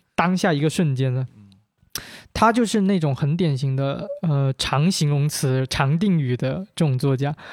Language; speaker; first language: Chinese; non-native, local second language; Min Nan Chinese